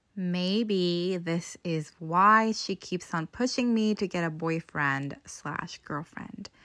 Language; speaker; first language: English; native; English